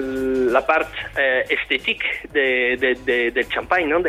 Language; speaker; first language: Catalan; non-native, fluent; French